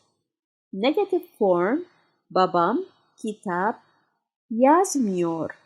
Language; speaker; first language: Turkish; non-native, fluent; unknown